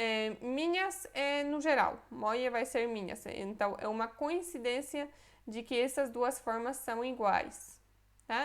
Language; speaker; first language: Portuguese; non-native, fluent; Polish